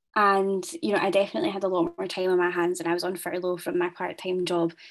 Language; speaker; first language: English; native; English